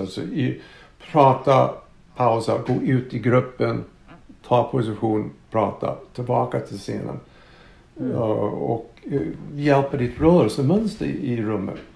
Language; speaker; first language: Swedish; non-native, fluent; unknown